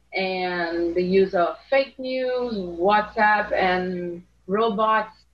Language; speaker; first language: English; non-native, fluent; Portuguese